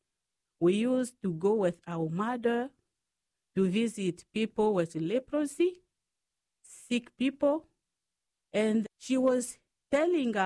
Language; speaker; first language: English; non-native, fluent; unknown